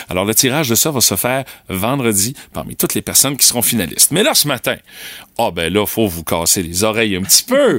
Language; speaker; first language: French; native; French